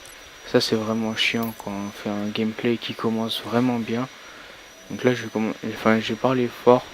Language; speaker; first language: French; native; French